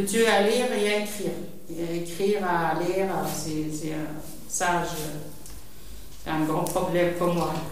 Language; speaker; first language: French; non-native, learner; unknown